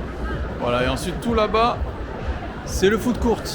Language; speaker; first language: French; native; French